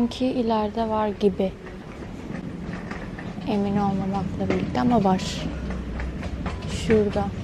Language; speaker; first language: Turkish; native; Turkish